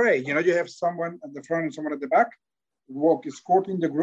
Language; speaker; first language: English; non-native, fluent; Spanish